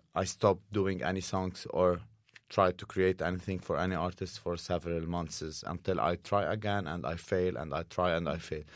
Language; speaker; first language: English; non-native, fluent; Arabic